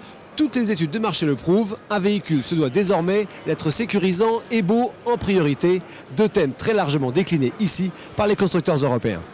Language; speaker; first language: French; native; French